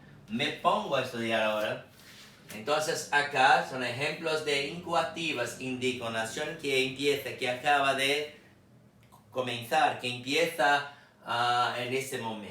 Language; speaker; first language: Spanish; non-native, fluent; Portuguese